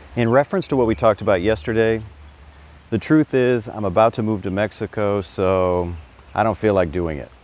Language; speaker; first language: English; native; English